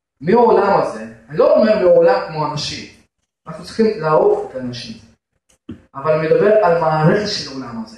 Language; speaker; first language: Hebrew; non-native, fluent; Russian